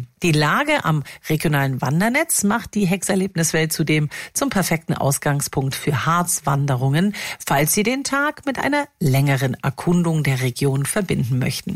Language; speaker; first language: German; native; German